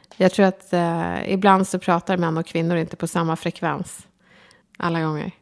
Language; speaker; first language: Swedish; native; Swedish